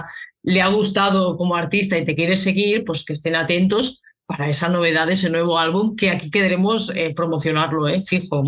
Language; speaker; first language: Spanish; native; Spanish